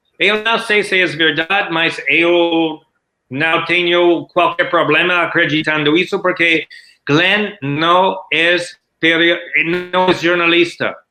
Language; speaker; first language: Portuguese; non-native, learner; English